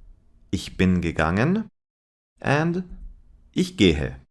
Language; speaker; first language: German; non-native, fluent; English